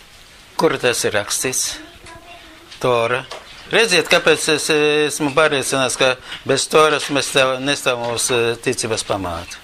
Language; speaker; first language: Latvian; non-native, local second language; Russian